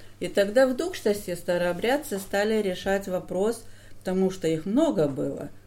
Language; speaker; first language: Russian; native; Russian